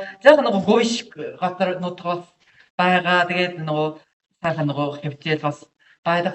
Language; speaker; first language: Mongolian; non-native, learner; Japanese